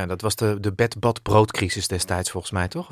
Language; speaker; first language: Dutch; native; Dutch